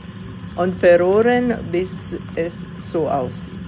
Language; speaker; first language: German; non-native, learner; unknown